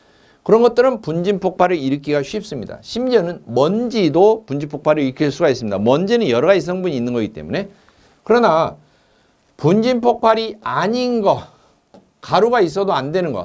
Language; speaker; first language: Korean; native; Korean